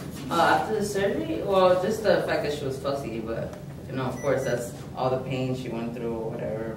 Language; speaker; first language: English; early bilingual, other home language; Spanish